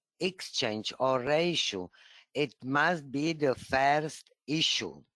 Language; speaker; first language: English; non-native, fluent; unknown